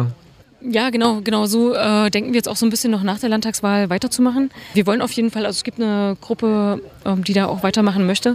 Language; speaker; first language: German; native; German